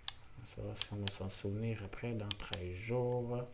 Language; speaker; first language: French; native; French